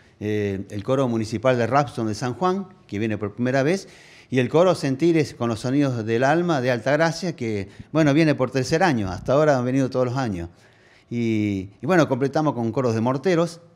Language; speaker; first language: Spanish; native; Spanish